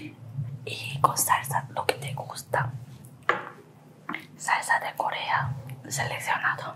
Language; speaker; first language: Spanish; non-native, learner; Korean